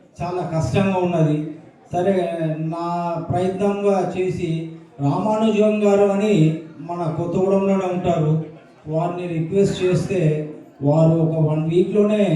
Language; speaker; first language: Telugu; native; Telugu